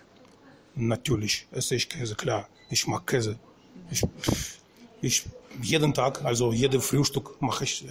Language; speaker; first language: German; non-native, fluent; Russian